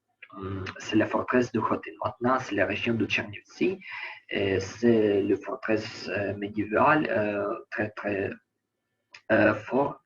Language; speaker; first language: French; non-native, learner; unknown